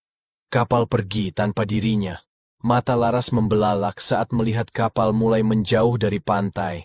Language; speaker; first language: Indonesian; native; Indonesian